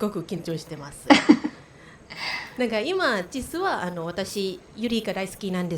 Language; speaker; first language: Japanese; non-native, learner; Thai